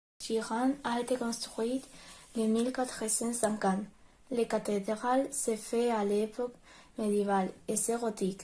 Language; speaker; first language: French; non-native, learner; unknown